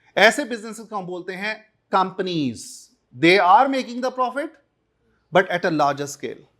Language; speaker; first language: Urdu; non-native, local second language; Punjabi